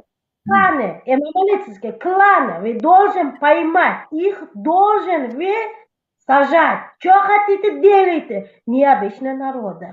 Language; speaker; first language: Russian; non-native, local second language; Tajik